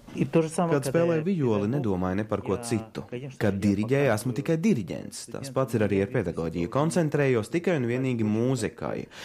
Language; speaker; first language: Latvian; native; Latvian